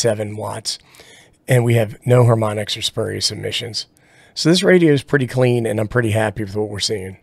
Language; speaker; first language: English; native; English